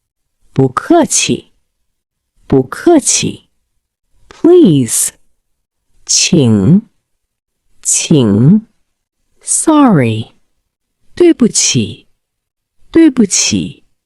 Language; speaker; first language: Chinese; non-native, learner; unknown